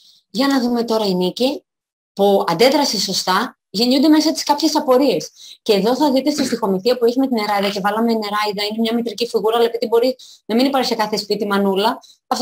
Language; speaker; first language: Greek; native; Greek